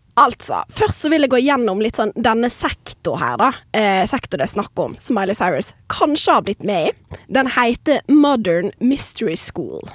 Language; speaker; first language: Norwegian; native; Norwegian